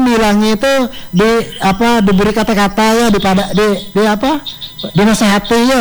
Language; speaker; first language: Indonesian; non-native, local second language; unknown